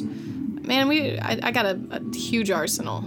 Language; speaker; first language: English; native; English